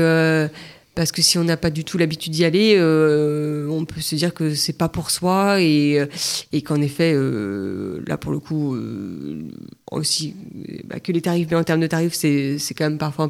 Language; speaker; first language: French; native; French